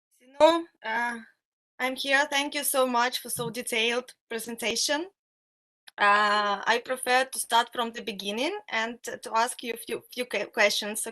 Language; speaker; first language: English; non-native, fluent; Russian